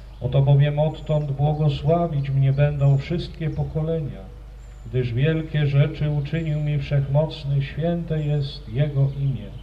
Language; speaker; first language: Polish; native; Polish